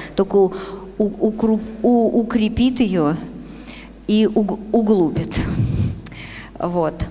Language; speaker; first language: Russian; native; Russian